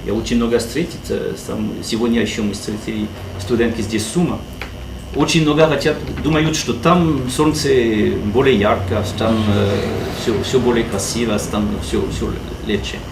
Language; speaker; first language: Russian; non-native, learner; French